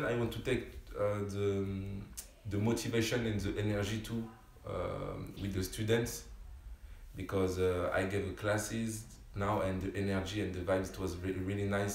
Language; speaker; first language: English; non-native, learner; French